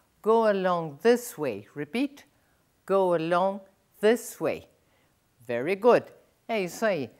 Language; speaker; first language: English; non-native, fluent; Portuguese